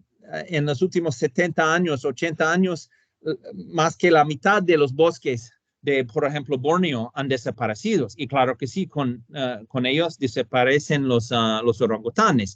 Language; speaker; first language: Spanish; non-native, fluent; English